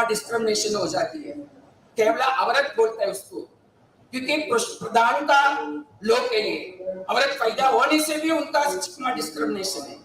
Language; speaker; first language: Hindi; non-native, local second language; Tamil